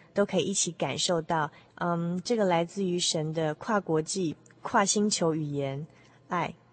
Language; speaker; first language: Chinese; native; Chinese